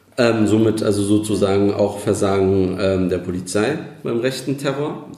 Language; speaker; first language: German; early bilingual, other home language; Turkish